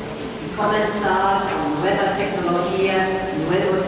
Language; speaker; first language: Spanish; non-native, fluent; English